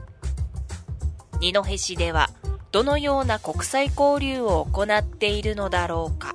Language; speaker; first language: Japanese; native; Japanese